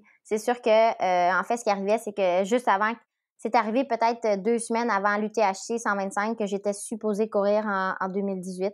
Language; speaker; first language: French; native; French